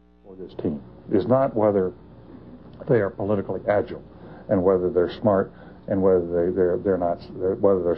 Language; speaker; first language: English; native; English